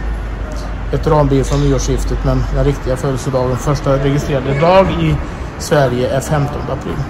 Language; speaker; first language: Swedish; native; Swedish